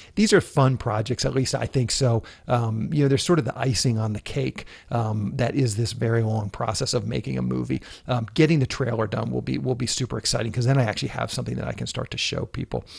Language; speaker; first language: English; native; English